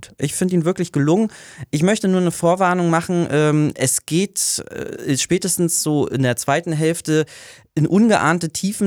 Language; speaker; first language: German; native; German